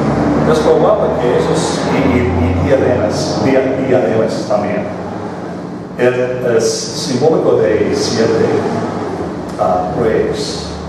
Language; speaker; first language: Spanish; non-native, fluent; English